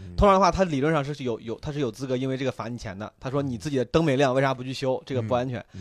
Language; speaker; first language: Chinese; native; Chinese